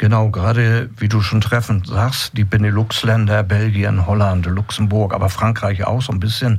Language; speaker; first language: German; native; German